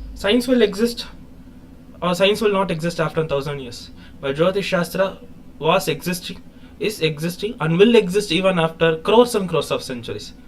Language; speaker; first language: English; non-native, local second language; Tamil